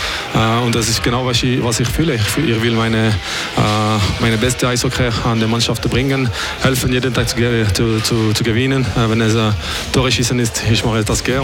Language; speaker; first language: German; non-native, local second language; French